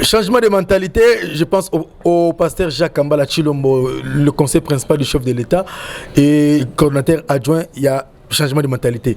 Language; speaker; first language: French; non-native, local second language; Lingala